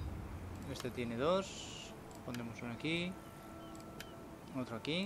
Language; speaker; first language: Spanish; native; Spanish